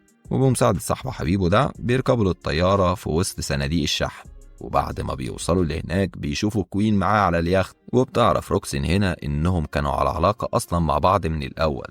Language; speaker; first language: Arabic; native; Arabic